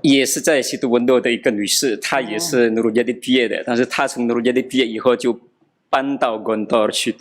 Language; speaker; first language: Chinese; non-native, fluent; Madurese